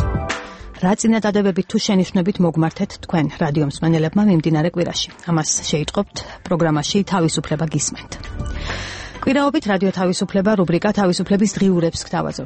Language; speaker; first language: Georgian; native; Georgian